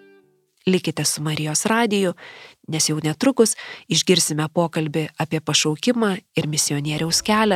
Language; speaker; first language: Lithuanian; native; Lithuanian